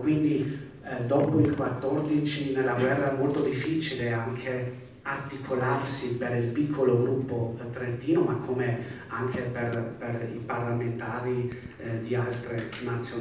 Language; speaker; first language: Italian; non-native, fluent; German